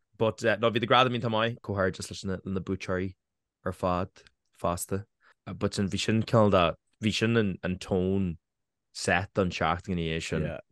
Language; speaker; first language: Irish; native; Irish